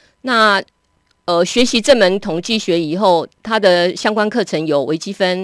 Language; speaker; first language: Chinese; native; Chinese